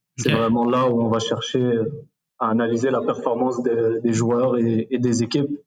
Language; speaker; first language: French; early bilingual, other home language; Arabic